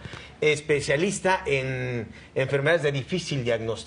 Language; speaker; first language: Spanish; native; Spanish